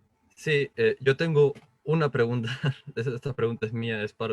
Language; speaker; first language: Spanish; native; Spanish